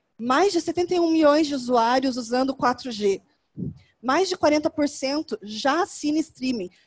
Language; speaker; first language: Portuguese; native; Portuguese